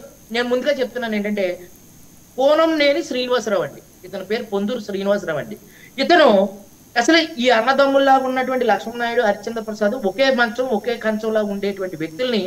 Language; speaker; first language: Telugu; native; Telugu